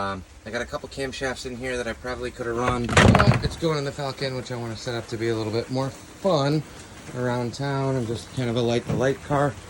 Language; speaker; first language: English; native; English